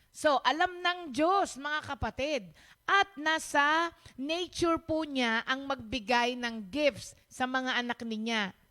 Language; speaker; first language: Filipino; non-native, local second language; Pampanga